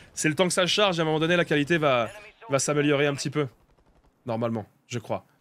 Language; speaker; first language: French; native; French